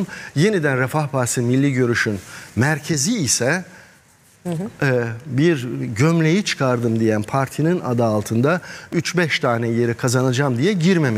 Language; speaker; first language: Turkish; native; Turkish